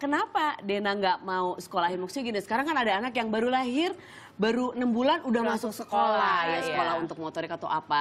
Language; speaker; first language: Indonesian; native; Indonesian